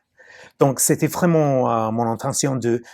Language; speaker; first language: French; non-native, fluent; English